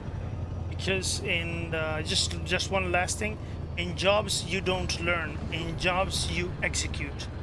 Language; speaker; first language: English; non-native, local second language; Pashto